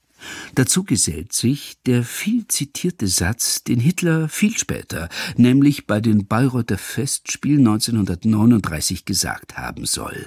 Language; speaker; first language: German; native; German